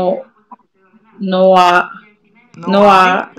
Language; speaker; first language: English; non-native, learner; Spanish